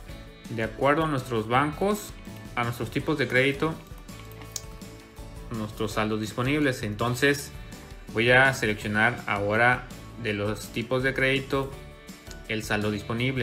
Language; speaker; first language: Spanish; native; Spanish